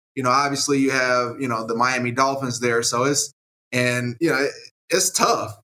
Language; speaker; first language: English; native; English